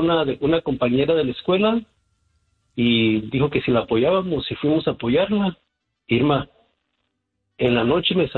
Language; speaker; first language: Spanish; native; Spanish